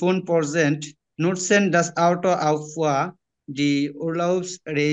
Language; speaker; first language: German; non-native, learner; Bangla